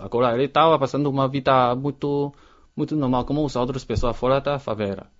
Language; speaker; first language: Portuguese; non-native, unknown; Chinese